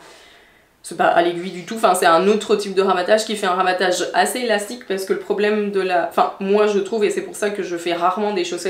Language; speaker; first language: French; native; French